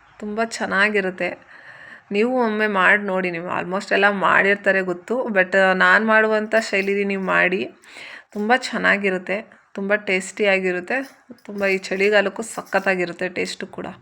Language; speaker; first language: Kannada; native; Kannada